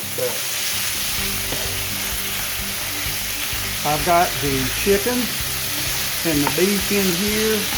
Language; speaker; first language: English; native; English